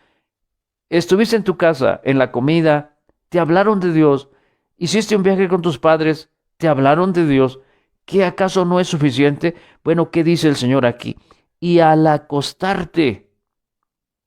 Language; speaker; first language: Spanish; native; Spanish